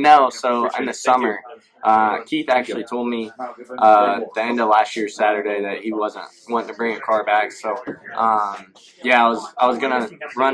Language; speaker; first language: English; native; English